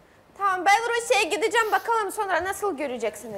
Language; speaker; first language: Turkish; non-native, learner; Russian